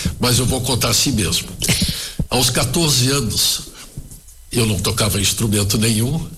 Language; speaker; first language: Portuguese; early bilingual, other home language; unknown